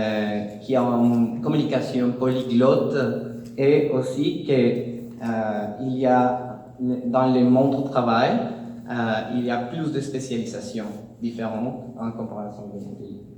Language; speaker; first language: French; non-native, learner; Spanish